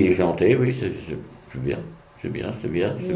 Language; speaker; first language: French; native; French